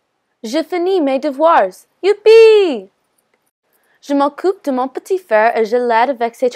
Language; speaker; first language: French; non-native, learner; English